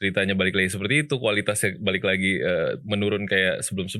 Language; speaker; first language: Indonesian; native; Indonesian